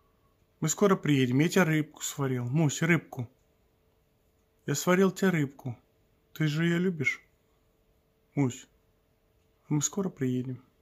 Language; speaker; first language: Russian; native; Russian